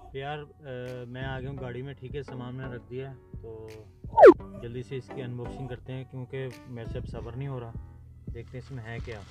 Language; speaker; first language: Urdu; native; Urdu